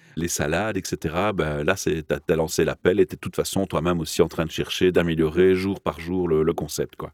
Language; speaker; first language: French; native; French